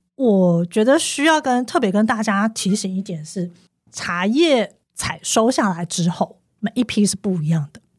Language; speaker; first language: Chinese; native; Chinese